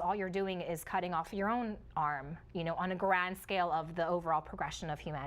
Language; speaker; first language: English; early bilingual, other home language; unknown